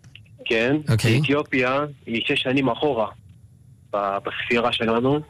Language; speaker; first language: Hebrew; early bilingual, other home language; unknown